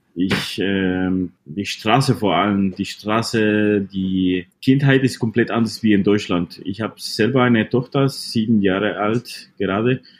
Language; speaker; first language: German; non-native, fluent; Spanish